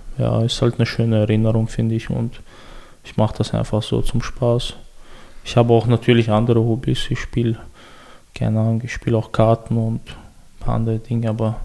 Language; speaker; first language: German; early bilingual, other home language; Chechen